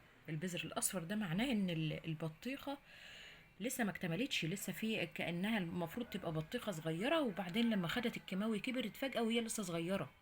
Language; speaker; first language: Arabic; native; Arabic